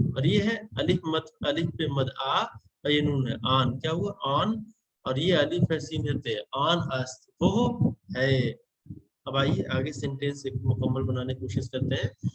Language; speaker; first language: Hindi; native; Hindi